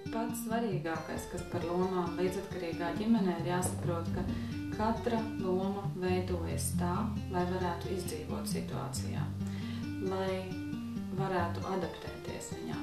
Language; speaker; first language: Latvian; native; Latvian